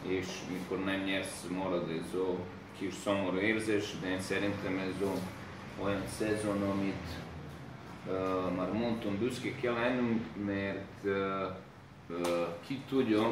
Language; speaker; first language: Hungarian; non-native, fluent; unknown